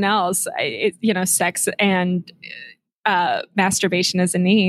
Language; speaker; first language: English; native; English